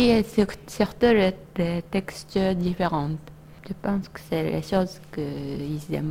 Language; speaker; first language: French; non-native, fluent; Japanese